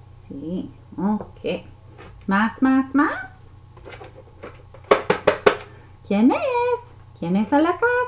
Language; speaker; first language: Spanish; non-native, learner; English